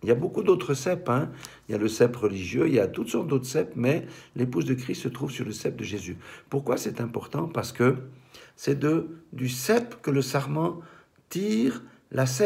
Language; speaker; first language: French; native; French